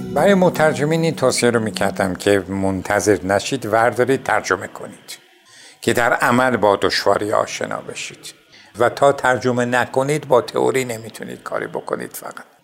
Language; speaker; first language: Persian; non-native, local second language; Azerbaijani